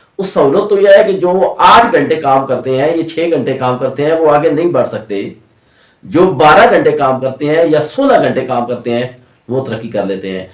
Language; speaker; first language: Urdu; non-native, local second language; Punjabi